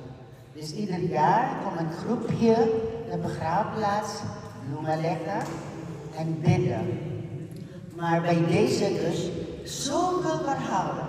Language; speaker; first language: Dutch; non-native, fluent; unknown